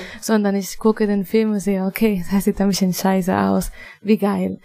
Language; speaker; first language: German; non-native, fluent; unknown